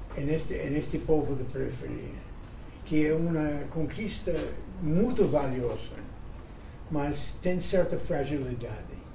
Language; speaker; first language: Portuguese; non-native, fluent; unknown